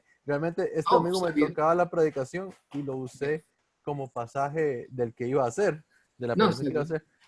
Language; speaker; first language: Spanish; native; Spanish